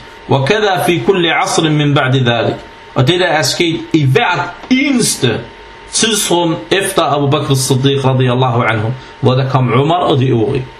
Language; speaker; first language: Danish; early bilingual, other home language; Arabic